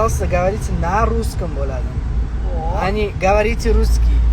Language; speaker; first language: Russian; non-native, learner; Uzbek